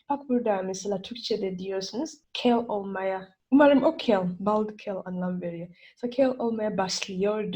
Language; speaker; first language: Turkish; non-native, learner; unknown